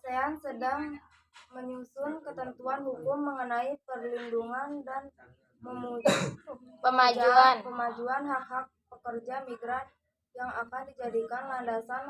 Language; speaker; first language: Indonesian; native; Indonesian